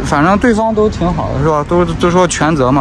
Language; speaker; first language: Chinese; native; Chinese